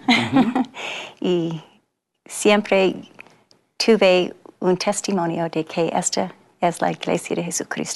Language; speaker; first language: Spanish; non-native, learner; English